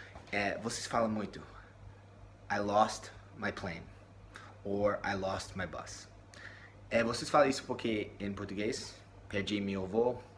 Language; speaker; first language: Portuguese; non-native, learner; English